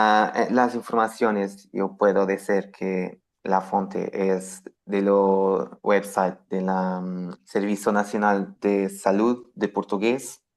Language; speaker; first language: Spanish; non-native, fluent; Portuguese